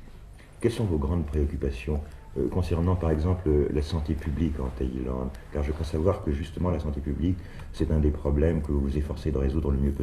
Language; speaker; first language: French; native; French